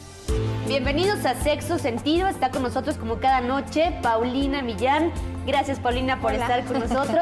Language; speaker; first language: Spanish; native; Spanish